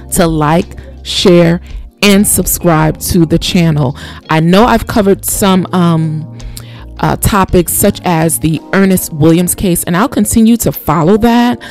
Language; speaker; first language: English; native; English